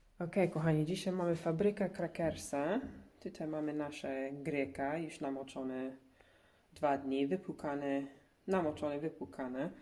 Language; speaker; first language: Polish; non-native, learner; English